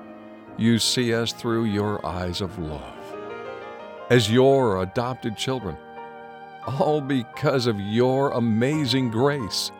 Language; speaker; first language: English; native; English